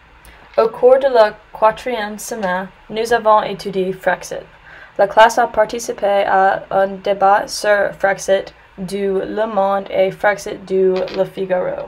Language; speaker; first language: French; non-native, learner; English